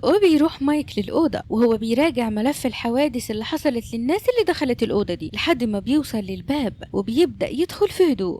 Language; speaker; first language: Arabic; native; Arabic